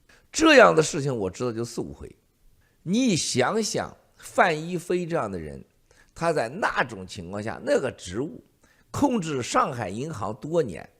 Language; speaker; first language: Chinese; native; Chinese